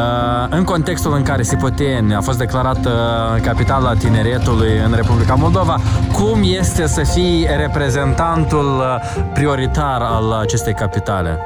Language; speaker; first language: Romanian; native; Romanian